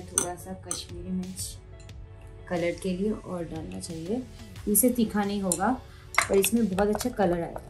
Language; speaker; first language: Hindi; non-native, local second language; Bangla